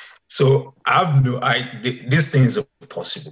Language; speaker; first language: English; non-native, local second language; Yoruba